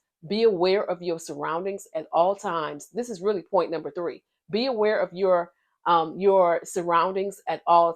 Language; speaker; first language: English; native; English